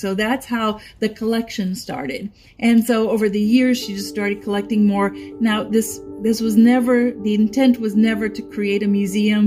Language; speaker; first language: English; non-native, fluent; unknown